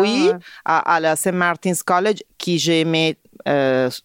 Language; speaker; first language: French; non-native, fluent; Italian